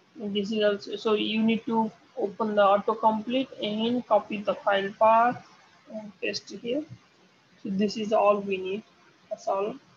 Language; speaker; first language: English; non-native, local second language; Nepali